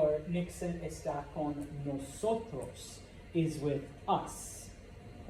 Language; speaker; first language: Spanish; non-native, fluent; English